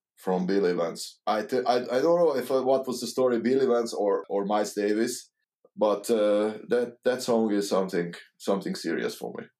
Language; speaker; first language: English; non-native, learner; Hungarian